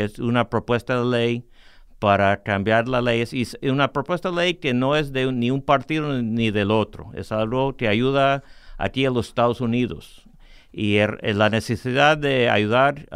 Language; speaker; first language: Spanish; early bilingual, heritage; English